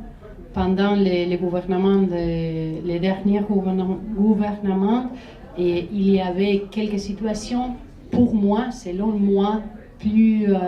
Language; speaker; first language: French; non-native, fluent; Spanish